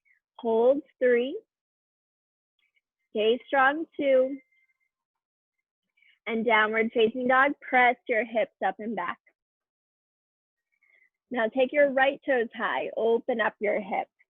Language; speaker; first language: English; native; English